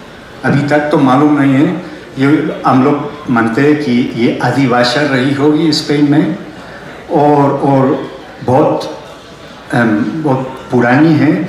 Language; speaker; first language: Hindi; non-native, fluent; Spanish